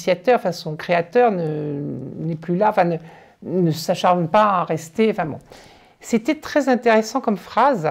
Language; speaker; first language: French; native; French